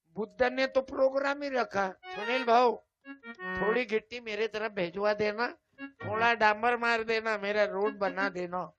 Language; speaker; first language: Hindi; non-native, local second language; Marathi